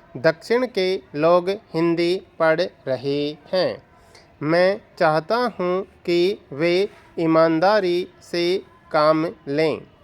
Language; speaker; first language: Hindi; native; Hindi